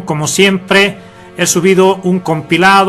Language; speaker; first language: Spanish; native; Spanish